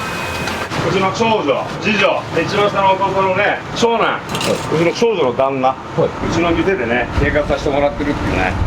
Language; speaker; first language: Japanese; native; Japanese